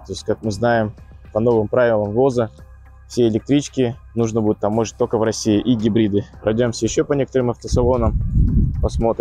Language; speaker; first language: Russian; native; Russian